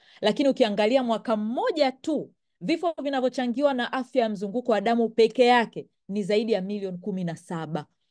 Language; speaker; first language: Swahili; native; Swahili